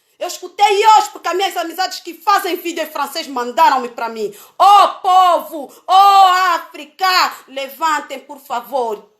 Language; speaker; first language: Portuguese; native; Portuguese